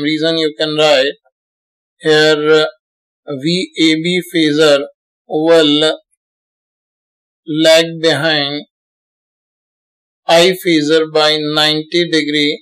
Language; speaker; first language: English; non-native, local second language; Hindi